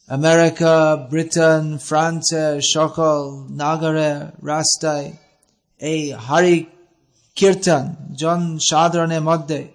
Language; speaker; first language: Bangla; non-native, fluent; English